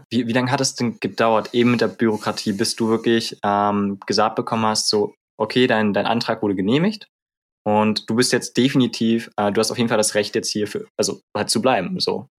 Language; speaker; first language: German; native; German